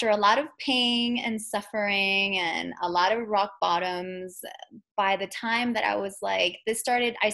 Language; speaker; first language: English; native; English